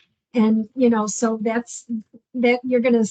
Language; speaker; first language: English; native; English